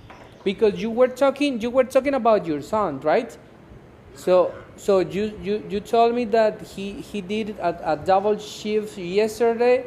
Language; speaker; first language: English; non-native, local second language; Spanish